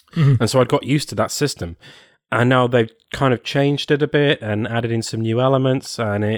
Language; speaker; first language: English; native; English